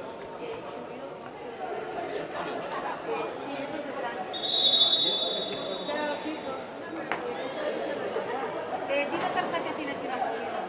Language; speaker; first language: Spanish; native; Spanish